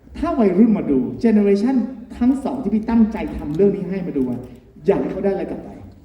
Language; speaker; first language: Thai; native; Thai